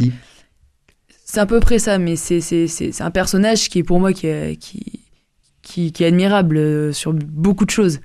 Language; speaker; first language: French; native; French